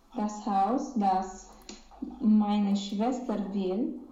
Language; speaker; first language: German; non-native, learner; Romanian